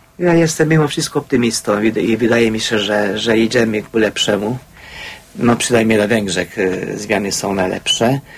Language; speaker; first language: Polish; non-native, fluent; Hungarian